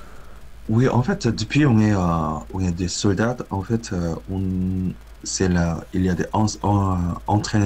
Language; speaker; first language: French; non-native, learner; Korean